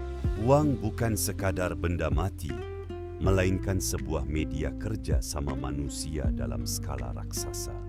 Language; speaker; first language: Indonesian; native; Indonesian